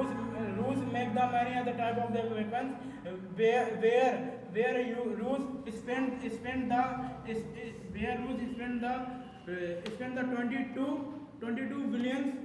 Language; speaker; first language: English; non-native, learner; Hindi